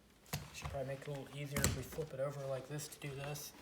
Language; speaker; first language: English; native; English